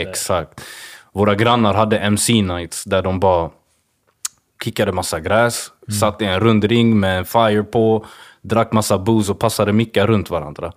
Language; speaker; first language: Swedish; early bilingual, other home language; Swahili